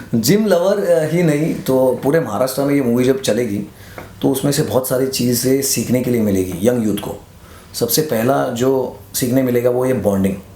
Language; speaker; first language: Hindi; non-native, local second language; Marathi